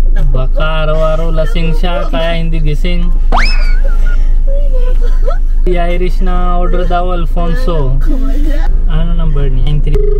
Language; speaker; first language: Filipino; non-native, learner; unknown